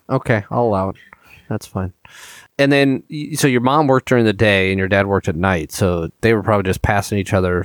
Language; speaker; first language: English; native; English